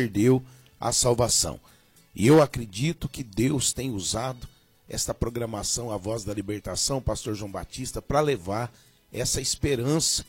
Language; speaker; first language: Portuguese; native; Portuguese